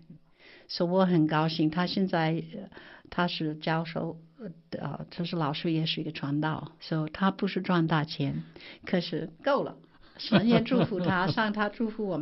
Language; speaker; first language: Chinese; non-native, fluent; English